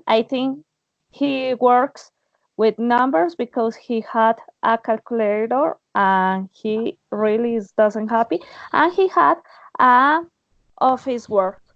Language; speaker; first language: English; non-native, learner; Spanish